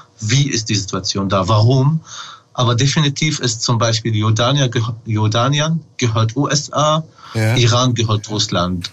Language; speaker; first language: German; non-native, fluent; Arabic